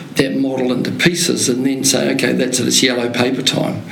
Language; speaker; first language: English; native; English